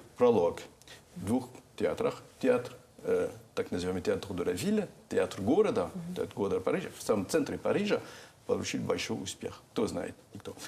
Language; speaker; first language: Russian; non-native, fluent; French